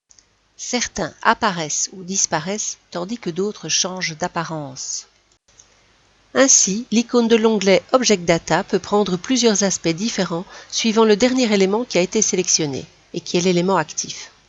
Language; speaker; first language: French; native; French